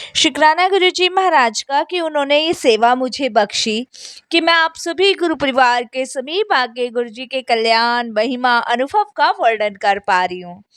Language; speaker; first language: Hindi; native; Hindi